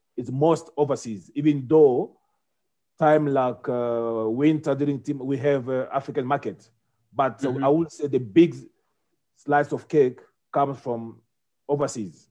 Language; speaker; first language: English; non-native, fluent; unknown